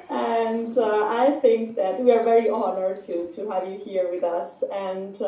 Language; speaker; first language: English; non-native, fluent; Italian